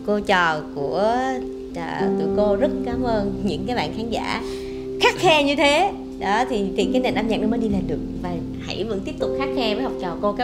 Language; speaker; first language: Vietnamese; native; Vietnamese